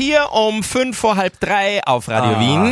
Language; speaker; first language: German; native; German